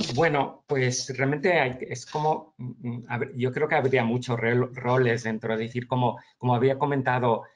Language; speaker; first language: Spanish; early bilingual, heritage; Spanish